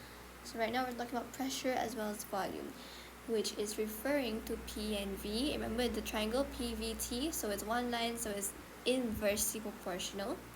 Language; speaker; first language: English; non-native, local second language; Malay